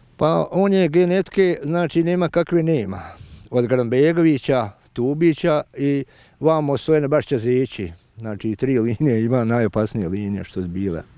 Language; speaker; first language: Serbian; native; Serbian